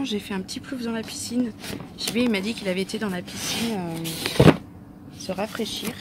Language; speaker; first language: French; native; French